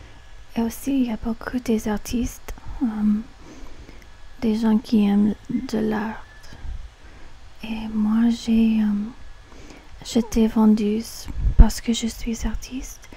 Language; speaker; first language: French; non-native, learner; English